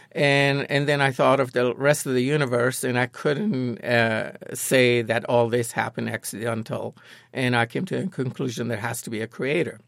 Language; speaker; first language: English; non-native, fluent; Persian